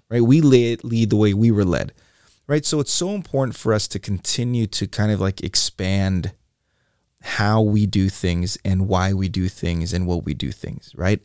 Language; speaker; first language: English; early bilingual, other home language; Filipino